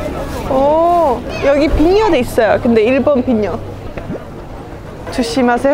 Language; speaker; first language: Korean; non-native, fluent; Estonian